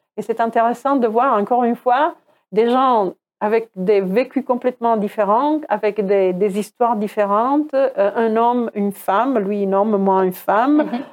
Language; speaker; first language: French; non-native, fluent; Croatian